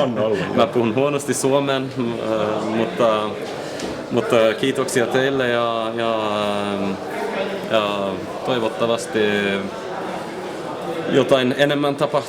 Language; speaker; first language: Finnish; non-native, local second language; Swedish